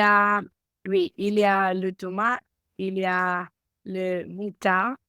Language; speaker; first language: French; non-native, learner; Spanish